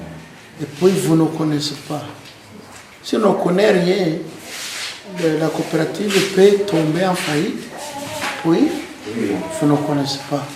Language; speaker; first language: French; non-native, local second language; Kinyarwanda